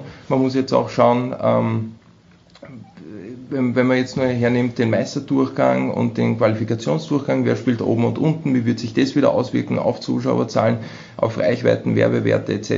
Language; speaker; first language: German; native; German